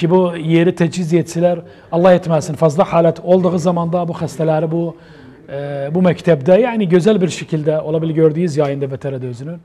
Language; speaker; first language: Turkish; native; Turkish